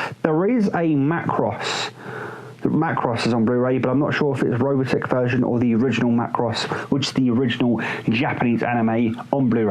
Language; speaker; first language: English; native; English